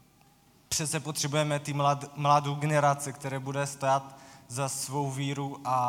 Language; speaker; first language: Czech; non-native, fluent; Ukrainian